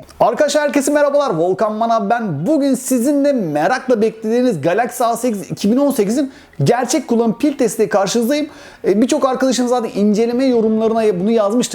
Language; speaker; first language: Turkish; native; Turkish